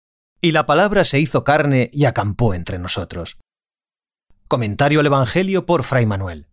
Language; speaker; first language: Spanish; native; Spanish